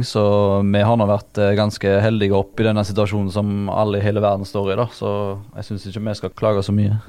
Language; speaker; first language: Norwegian; native; Norwegian